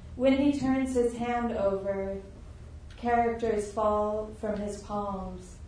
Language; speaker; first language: English; native; English